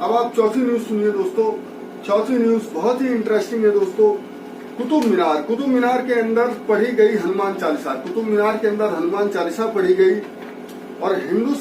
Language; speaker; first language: Hindi; native; Hindi